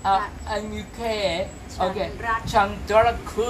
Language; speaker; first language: English; non-native, learner; Chinese